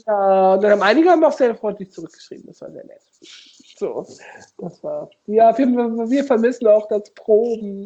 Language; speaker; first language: German; native; German